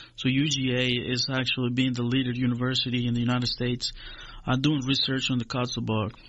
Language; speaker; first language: English; non-native, fluent; Spanish